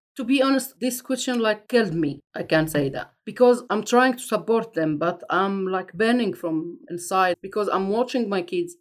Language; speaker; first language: English; non-native, fluent; Arabic